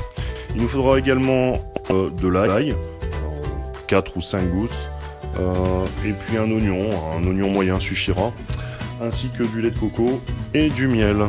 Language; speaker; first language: French; native; French